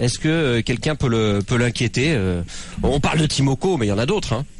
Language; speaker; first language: French; native; French